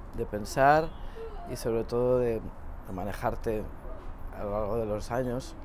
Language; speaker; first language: Spanish; native; Spanish